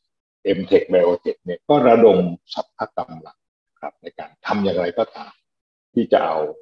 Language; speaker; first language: Thai; native; Thai